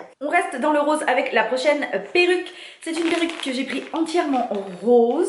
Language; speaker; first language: French; native; French